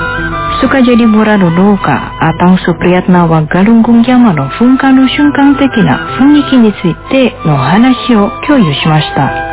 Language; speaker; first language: Japanese; non-native, fluent; Indonesian